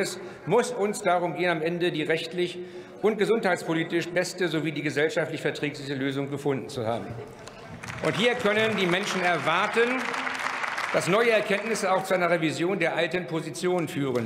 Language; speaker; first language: German; native; German